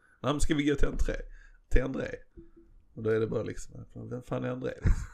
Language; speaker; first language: Swedish; native; Swedish